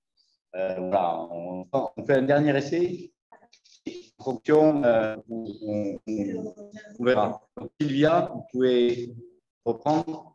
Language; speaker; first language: French; native; French